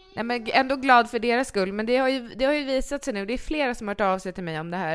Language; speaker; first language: Swedish; native; Swedish